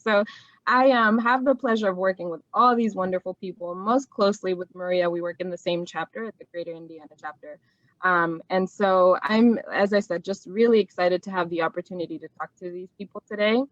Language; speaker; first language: English; native; English